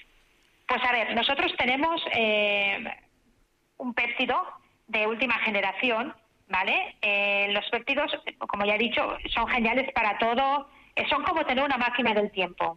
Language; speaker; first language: Spanish; native; Spanish